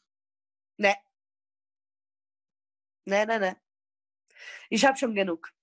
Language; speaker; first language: German; non-native, learner; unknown